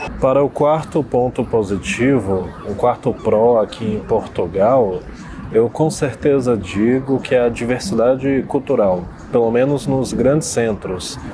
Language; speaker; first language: Portuguese; native; Portuguese